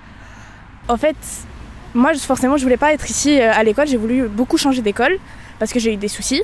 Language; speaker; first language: French; native; French